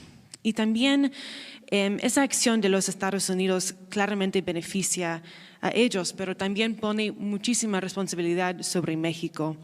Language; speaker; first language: Spanish; non-native, fluent; English